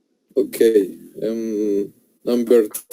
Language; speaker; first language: English; non-native, learner; Spanish